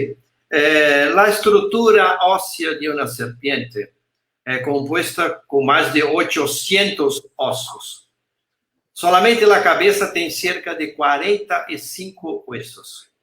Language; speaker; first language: Spanish; non-native, learner; Portuguese